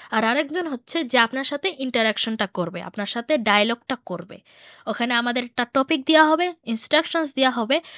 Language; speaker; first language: Bangla; early bilingual, heritage; Bangla